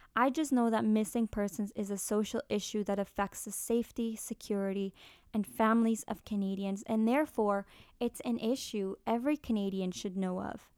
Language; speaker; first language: English; early bilingual, other home language; Spanish